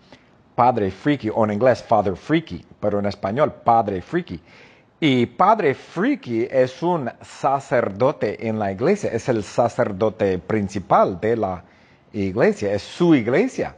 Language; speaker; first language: Spanish; non-native, fluent; English